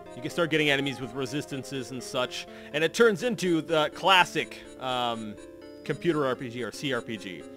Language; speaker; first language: English; native; English